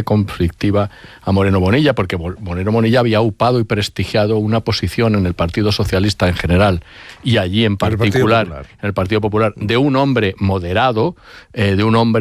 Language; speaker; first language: Spanish; native; Spanish